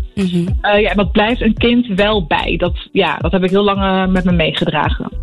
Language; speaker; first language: Dutch; early bilingual, other home language; Arabic